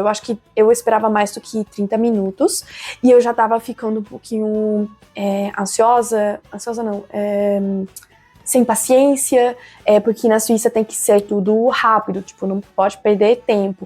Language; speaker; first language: Portuguese; non-native, fluent; German